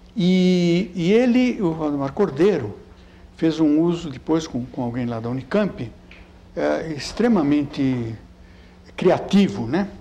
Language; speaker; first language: Portuguese; early bilingual, other home language; Italian